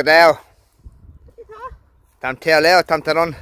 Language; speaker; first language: Thai; non-native, learner; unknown